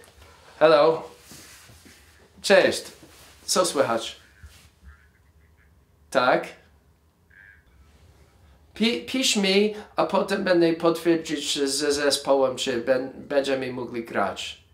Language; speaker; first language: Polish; non-native, learner; English